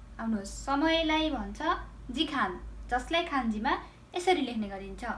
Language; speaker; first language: Nepali; native; Nepali